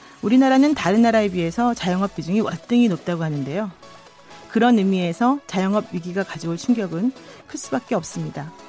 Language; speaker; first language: Korean; native; Korean